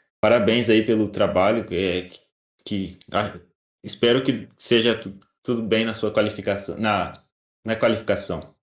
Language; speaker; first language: Portuguese; native; Portuguese